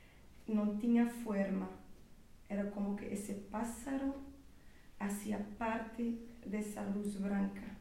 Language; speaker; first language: Spanish; non-native, learner; Portuguese